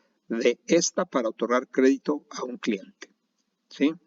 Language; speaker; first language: Spanish; native; Spanish